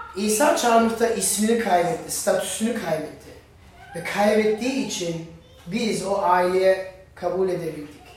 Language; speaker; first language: Turkish; non-native, fluent; German